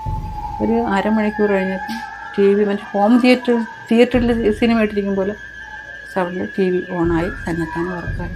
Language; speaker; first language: Malayalam; native; Malayalam